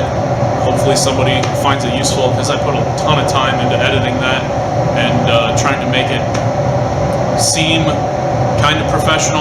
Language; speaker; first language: English; native; English